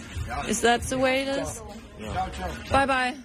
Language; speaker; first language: English; non-native, fluent; Danish